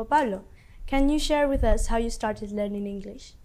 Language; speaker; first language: English; non-native, fluent; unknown